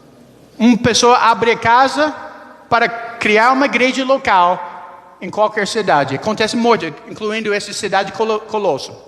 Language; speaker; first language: Portuguese; non-native, learner; English